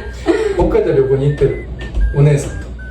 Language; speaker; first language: Japanese; native; Japanese